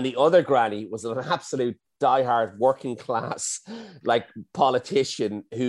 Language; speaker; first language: English; native; English